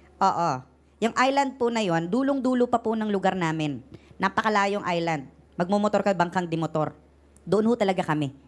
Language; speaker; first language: Filipino; non-native, local second language; Waray